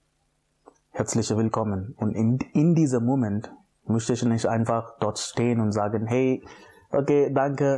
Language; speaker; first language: German; non-native, fluent; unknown